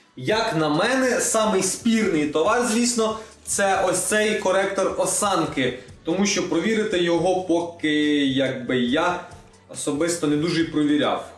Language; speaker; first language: Ukrainian; non-native, local second language; Russian